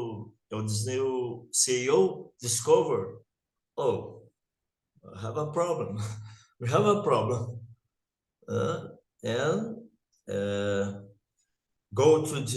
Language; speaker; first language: English; non-native, learner; Portuguese